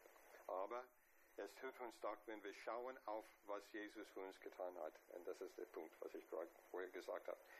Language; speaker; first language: German; non-native, fluent; English